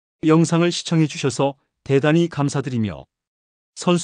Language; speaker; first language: Korean; native; Korean